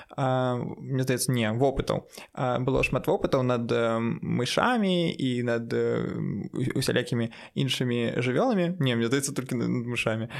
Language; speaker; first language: Belarusian; non-native, local second language; Russian